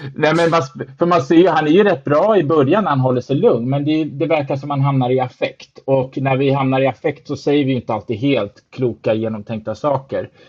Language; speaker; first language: Swedish; early bilingual, other home language; German